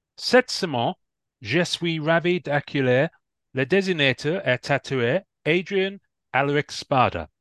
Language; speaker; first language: French; non-native, learner; English